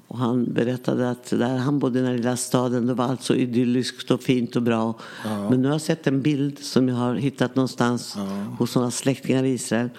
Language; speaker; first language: Swedish; early bilingual, other home language; Yiddish